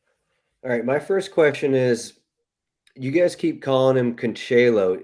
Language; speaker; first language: English; native; English